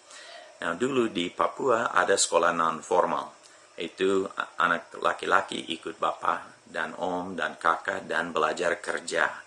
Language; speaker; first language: Indonesian; non-native, fluent; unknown